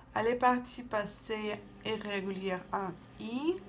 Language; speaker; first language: French; non-native, fluent; Russian